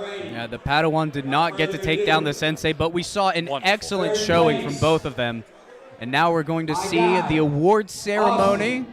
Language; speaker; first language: English; native; English